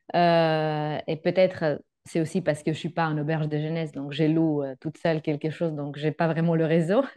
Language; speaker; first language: French; non-native, fluent; Greek